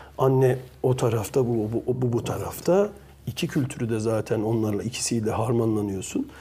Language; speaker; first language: Turkish; early bilingual, heritage; Turkish